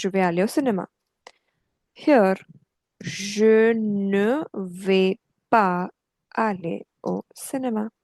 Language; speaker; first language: French; non-native, fluent; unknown